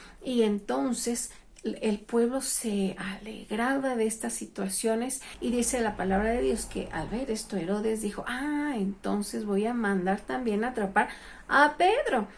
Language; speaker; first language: Spanish; native; Spanish